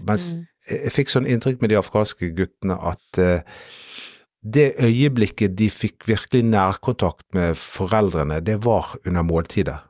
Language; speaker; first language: Norwegian; native; Norwegian